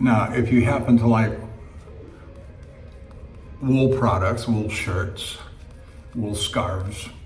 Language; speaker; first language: English; native; English